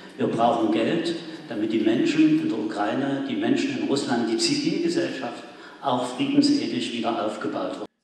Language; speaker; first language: German; native; German